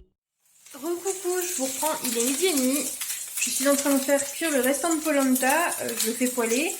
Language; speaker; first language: French; native; French